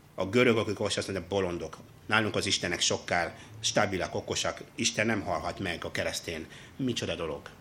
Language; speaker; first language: Hungarian; non-native, fluent; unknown